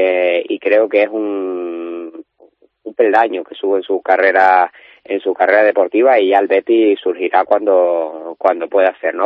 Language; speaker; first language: Spanish; native; Spanish